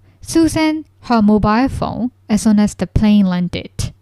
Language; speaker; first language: English; non-native, fluent; Burmese